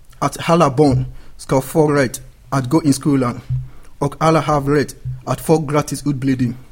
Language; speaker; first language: Swedish; non-native, learner; English